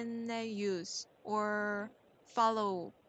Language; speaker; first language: English; non-native, learner; Korean